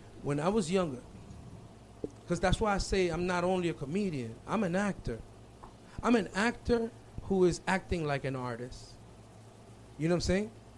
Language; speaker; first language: English; early bilingual, other home language; Spanish